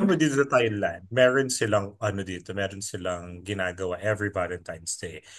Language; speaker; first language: Filipino; native; Filipino